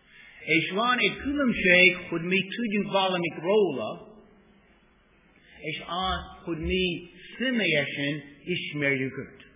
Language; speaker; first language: Hungarian; non-native, fluent; English